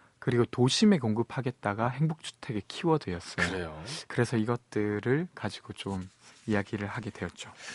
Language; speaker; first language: Korean; native; Korean